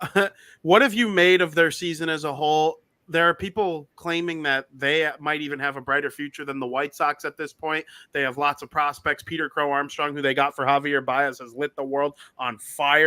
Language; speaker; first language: English; native; English